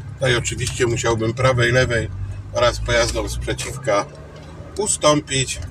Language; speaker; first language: Polish; native; Polish